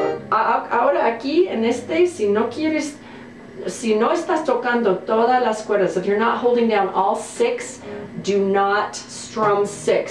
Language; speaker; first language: Spanish; non-native, fluent; English